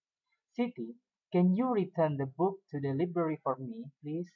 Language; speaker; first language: English; non-native, fluent; Indonesian